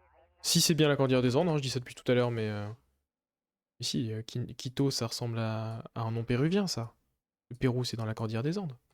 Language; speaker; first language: French; native; French